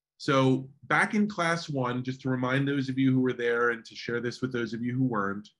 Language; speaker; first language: English; early bilingual, other home language; Spanish